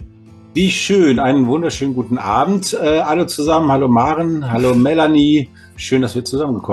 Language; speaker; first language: German; native; German